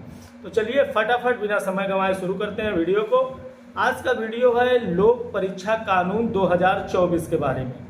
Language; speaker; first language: Hindi; native; Hindi